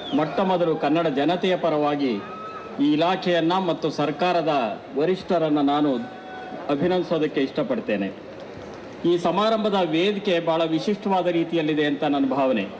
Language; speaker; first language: Kannada; native; Kannada